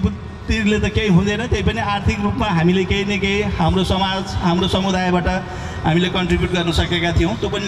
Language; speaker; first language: Nepali; native; Nepali